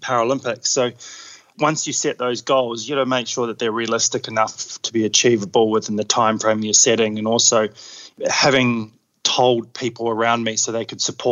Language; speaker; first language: English; native; English